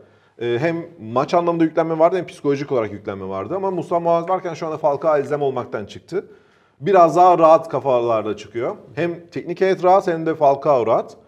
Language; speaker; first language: Turkish; native; Turkish